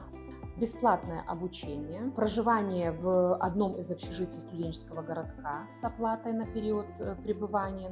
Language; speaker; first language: Russian; native; Russian